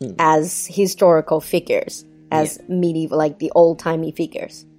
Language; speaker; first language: English; non-native, fluent; Chinese